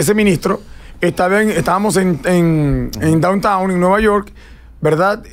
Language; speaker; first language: Spanish; native; Spanish